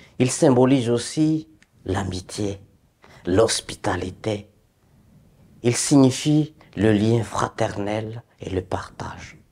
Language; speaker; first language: French; native; French